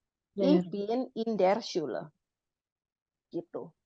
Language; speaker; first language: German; non-native, fluent; Indonesian